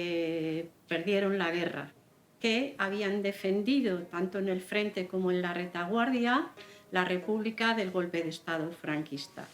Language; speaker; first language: Spanish; native; Spanish